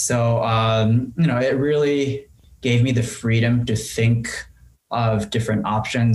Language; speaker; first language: English; non-native, fluent; Japanese